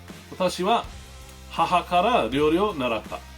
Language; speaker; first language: Japanese; non-native, learner; English